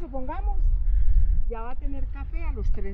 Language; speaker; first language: Spanish; native; Spanish